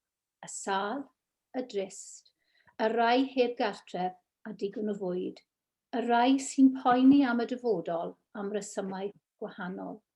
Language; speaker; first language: Welsh; non-native, local second language; English